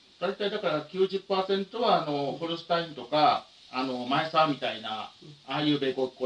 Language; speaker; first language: Japanese; native; Japanese